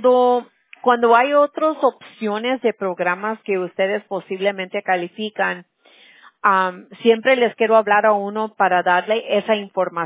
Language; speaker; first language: Spanish; early bilingual, heritage; Spanish